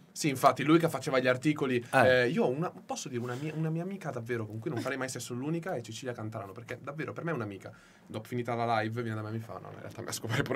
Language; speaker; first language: Italian; native; Italian